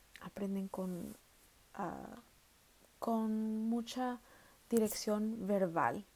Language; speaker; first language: Spanish; early bilingual, heritage; Spanish